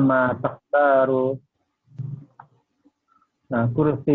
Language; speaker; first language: Arabic; non-native, learner; Indonesian